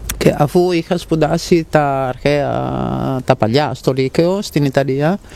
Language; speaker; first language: Greek; non-native, fluent; Italian